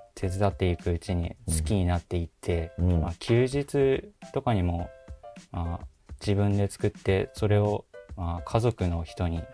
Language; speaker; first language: Japanese; native; Japanese